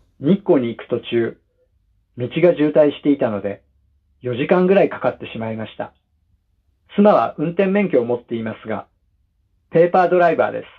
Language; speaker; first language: Japanese; non-native, fluent; Indonesian